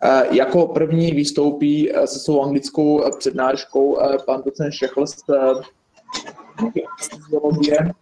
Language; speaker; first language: Czech; native; Czech